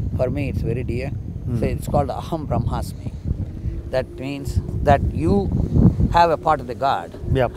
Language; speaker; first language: English; non-native, local second language; Telugu